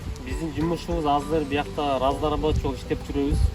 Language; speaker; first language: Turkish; non-native, learner; Kyrgyz